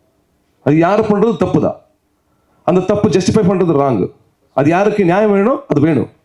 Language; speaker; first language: Tamil; non-native, local second language; Kannada